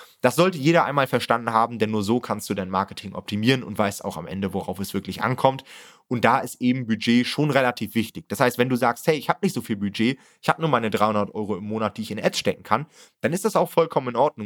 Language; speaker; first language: German; native; German